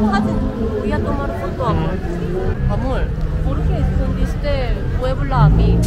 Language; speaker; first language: Spanish; non-native, fluent; Korean